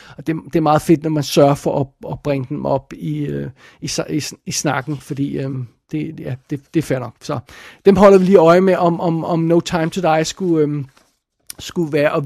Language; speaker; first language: Danish; native; Danish